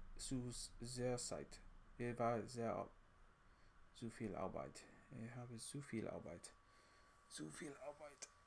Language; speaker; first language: German; non-native, learner; English